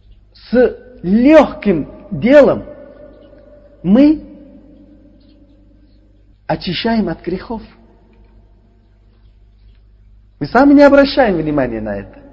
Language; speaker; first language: Russian; non-native, learner; Uzbek